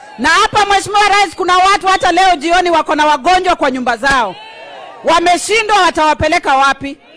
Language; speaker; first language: Swahili; non-native, local second language; Luyia